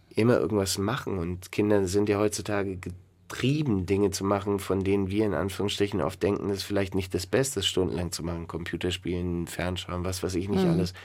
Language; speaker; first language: German; native; German